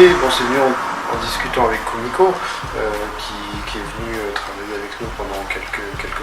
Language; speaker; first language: French; native; French